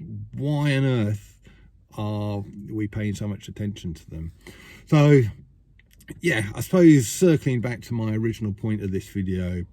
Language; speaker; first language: English; native; English